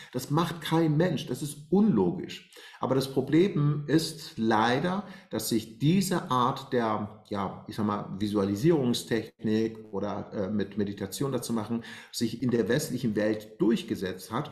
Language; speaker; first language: German; non-native, fluent; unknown